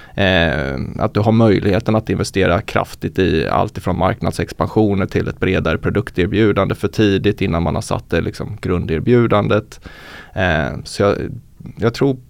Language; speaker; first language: Swedish; native; Swedish